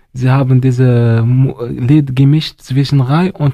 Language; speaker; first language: German; non-native, learner; Arabic